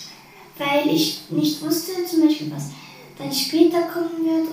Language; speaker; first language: German; early bilingual, other home language; Arabic